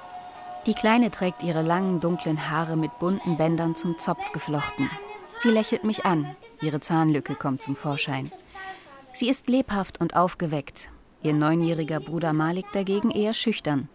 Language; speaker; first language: German; native; German